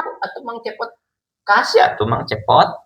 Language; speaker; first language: Indonesian; non-native, local second language; Sundanese